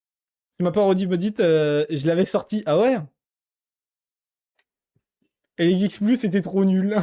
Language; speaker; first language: French; native; French